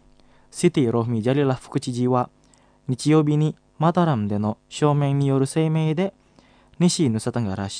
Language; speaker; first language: Japanese; non-native, fluent; Indonesian